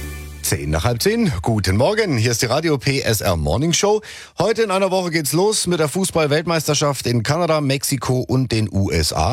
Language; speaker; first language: German; native; German